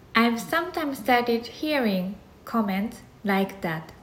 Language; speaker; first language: English; non-native, learner; Japanese